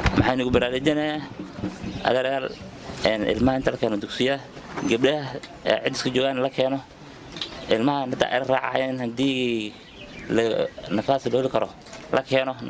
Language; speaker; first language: Somali; native; Somali